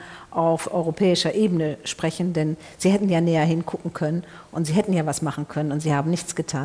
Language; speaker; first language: German; native; German